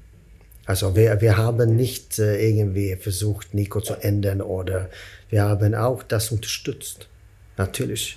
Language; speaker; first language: German; non-native, fluent; Swedish